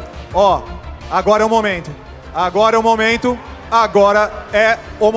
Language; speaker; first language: Portuguese; native; Portuguese